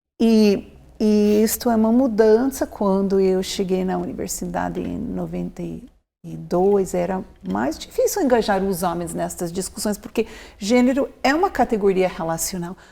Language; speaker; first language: Portuguese; non-native, fluent; English